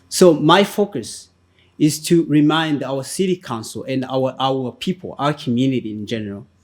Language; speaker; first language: English; non-native, fluent; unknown